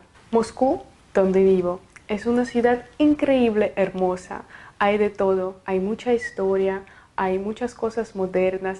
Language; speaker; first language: Spanish; non-native, fluent; Russian